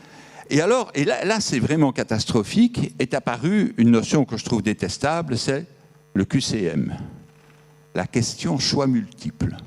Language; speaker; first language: French; native; French